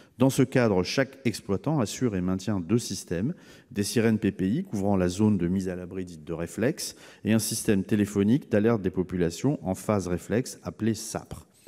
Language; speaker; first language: French; native; French